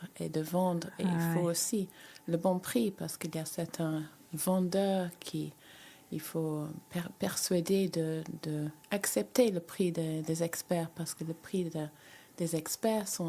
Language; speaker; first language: French; native; French